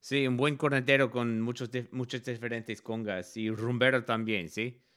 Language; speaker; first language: Spanish; non-native, learner; English